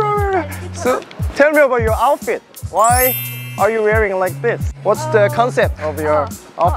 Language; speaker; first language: English; non-native, learner; Korean